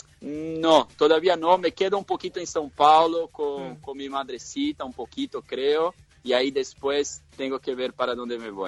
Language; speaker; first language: Spanish; non-native, fluent; Portuguese